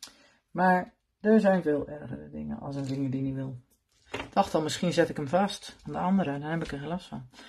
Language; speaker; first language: Dutch; native; Dutch